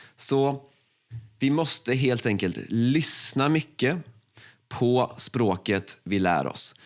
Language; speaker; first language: Swedish; native; Swedish